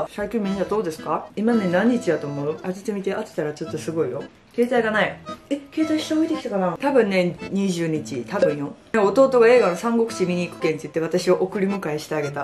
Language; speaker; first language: Japanese; native; Japanese